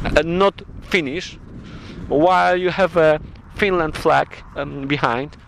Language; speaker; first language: English; non-native, learner; Polish